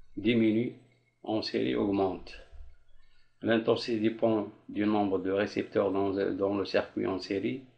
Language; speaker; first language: French; non-native, local second language; Arabic